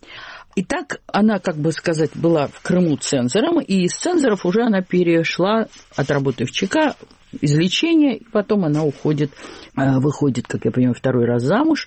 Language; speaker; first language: Russian; native; Russian